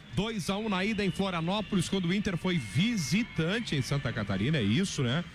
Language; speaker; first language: Portuguese; native; Portuguese